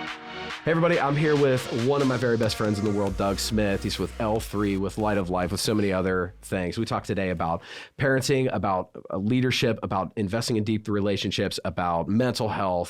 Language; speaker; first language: English; native; English